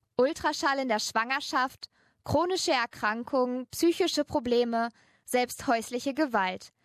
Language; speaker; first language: German; native; German